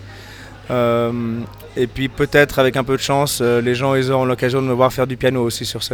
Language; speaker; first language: French; native; French